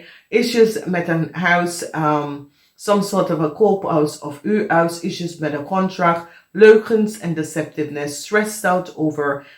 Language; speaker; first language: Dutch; non-native, fluent; English